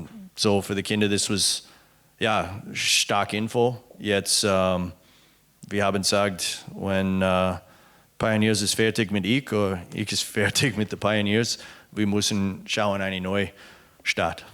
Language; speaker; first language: German; non-native, learner; English